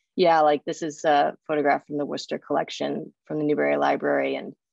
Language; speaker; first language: English; native; English